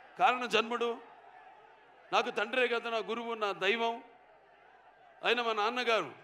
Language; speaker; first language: Telugu; native; Telugu